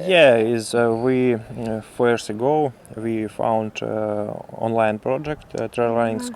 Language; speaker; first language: English; non-native, learner; Russian